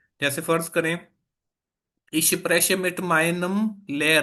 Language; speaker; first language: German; non-native, fluent; Urdu